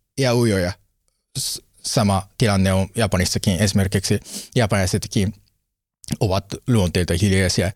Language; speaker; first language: Finnish; non-native, learner; Japanese